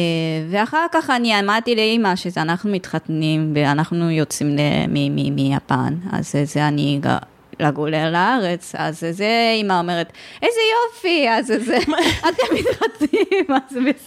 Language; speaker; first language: Hebrew; non-native, learner; Japanese